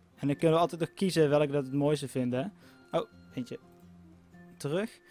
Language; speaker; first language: Dutch; native; Dutch